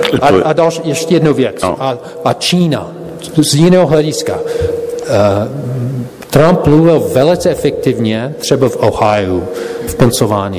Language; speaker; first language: Czech; non-native, fluent; English